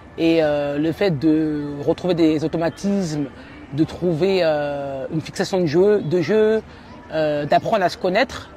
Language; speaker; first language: French; native; French